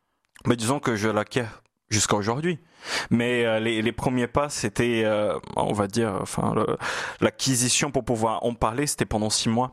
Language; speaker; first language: French; non-native, fluent; Portuguese